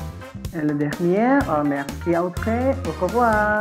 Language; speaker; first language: French; non-native, fluent; Indonesian